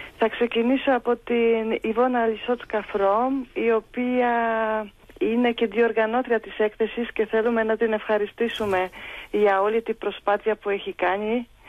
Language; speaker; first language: Greek; non-native, fluent; Polish